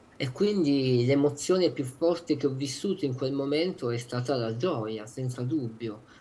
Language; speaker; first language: Italian; native; Italian